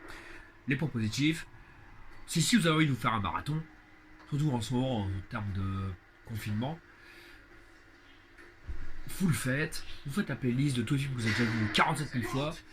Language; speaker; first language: French; native; French